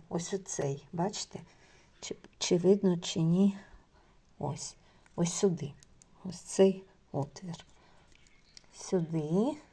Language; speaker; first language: Ukrainian; non-native, local second language; Russian